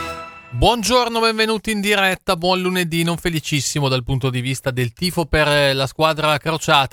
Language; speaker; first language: Italian; native; Italian